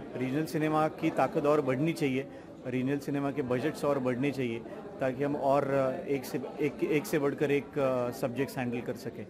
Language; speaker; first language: Hindi; native; Hindi